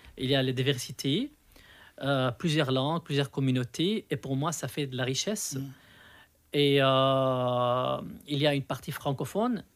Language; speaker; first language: French; non-native, fluent; Arabic